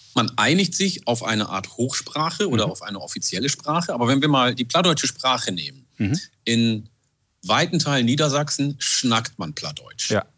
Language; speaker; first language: German; non-native, fluent; Oromo